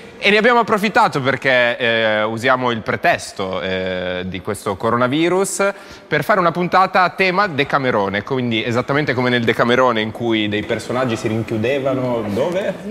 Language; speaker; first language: Italian; native; Italian